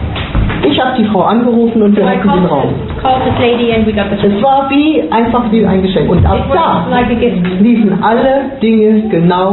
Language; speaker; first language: German; native; German